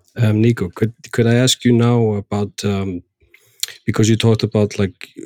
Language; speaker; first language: English; non-native, fluent; Icelandic